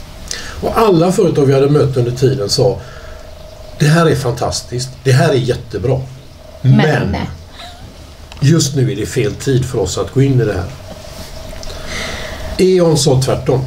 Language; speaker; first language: Swedish; native; Swedish